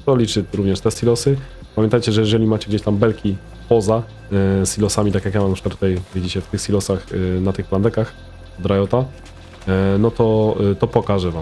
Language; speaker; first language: Polish; native; Polish